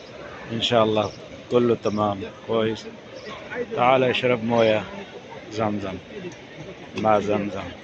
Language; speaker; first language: Arabic; non-native, learner; Urdu